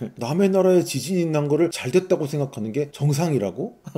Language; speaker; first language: Korean; native; Korean